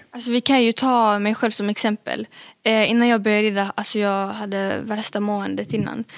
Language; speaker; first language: Swedish; early bilingual, other home language; Arabic